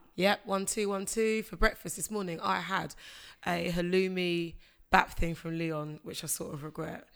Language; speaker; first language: English; early bilingual, other home language; Akan